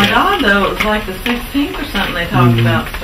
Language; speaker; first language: English; native; English